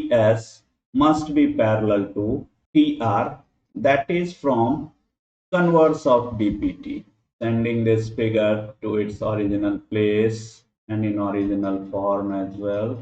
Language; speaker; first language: English; non-native, local second language; Hindi